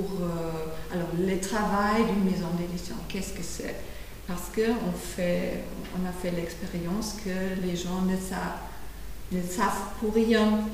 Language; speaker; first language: French; non-native, fluent; German